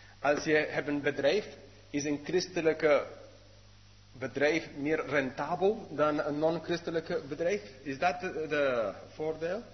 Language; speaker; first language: Dutch; non-native, fluent; English